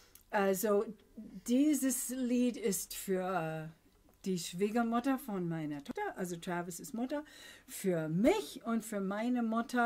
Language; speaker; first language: German; non-native, fluent; English